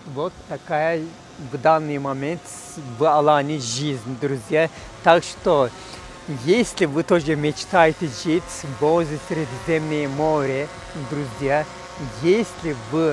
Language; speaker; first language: Russian; non-native, fluent; Turkish